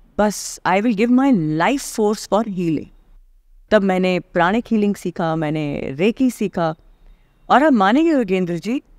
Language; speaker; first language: Hindi; native; Hindi